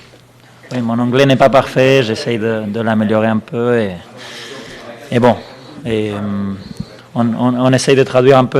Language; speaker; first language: French; non-native, fluent; Spanish